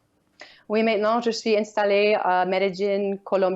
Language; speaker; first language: French; non-native, learner; Ukrainian